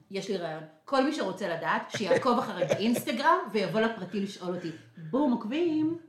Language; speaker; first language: Hebrew; native; Hebrew